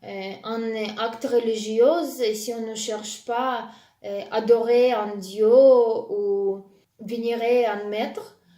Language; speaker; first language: French; non-native, fluent; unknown